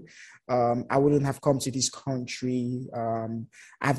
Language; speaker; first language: English; non-native, local second language; Yoruba